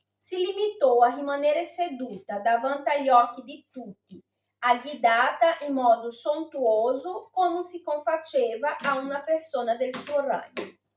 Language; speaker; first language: Italian; non-native, fluent; Portuguese